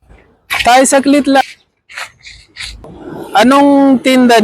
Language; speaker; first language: Filipino; non-native, fluent; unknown